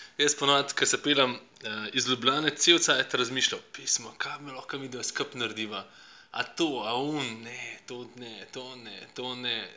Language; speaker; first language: Slovenian; non-native, fluent; Russian